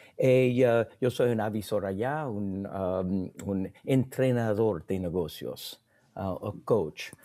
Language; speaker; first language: Spanish; non-native, learner; English